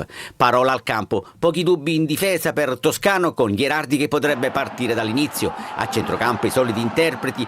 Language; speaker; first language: Italian; native; Italian